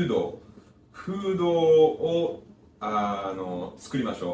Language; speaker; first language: Japanese; non-native, learner; English